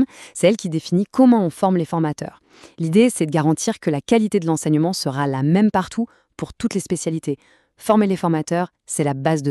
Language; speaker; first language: French; native; French